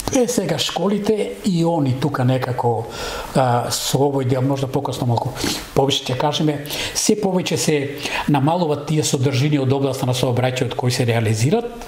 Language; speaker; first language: Macedonian; native; Macedonian